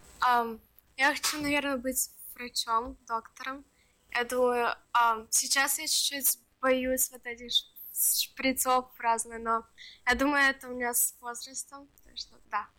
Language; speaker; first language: Russian; early bilingual, other home language; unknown